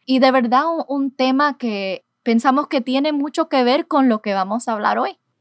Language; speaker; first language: Spanish; early bilingual, heritage; Spanish